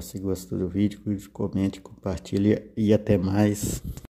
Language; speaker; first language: Portuguese; native; Portuguese